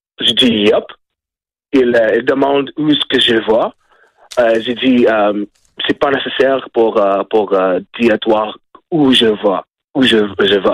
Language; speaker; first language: French; non-native, learner; English